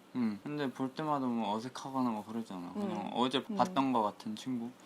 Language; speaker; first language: Korean; early bilingual, heritage; Korean